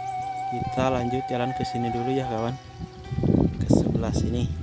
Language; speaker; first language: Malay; non-native, local second language; Sundanese